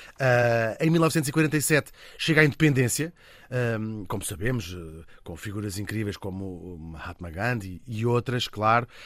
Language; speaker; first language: Portuguese; native; Portuguese